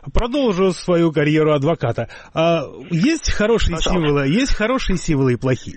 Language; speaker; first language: Russian; native; Russian